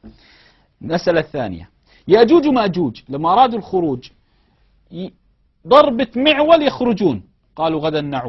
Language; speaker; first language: Arabic; native; Arabic